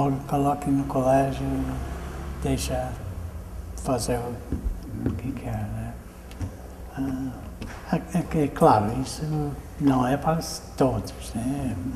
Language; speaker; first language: Portuguese; non-native, fluent; English